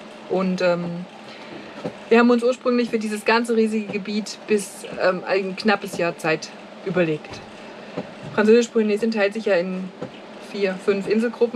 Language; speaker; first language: German; native; German